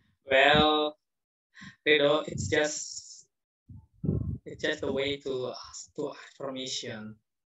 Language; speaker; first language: English; non-native, fluent; Indonesian